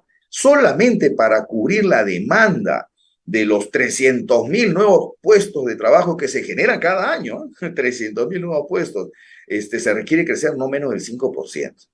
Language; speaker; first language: Spanish; native; Spanish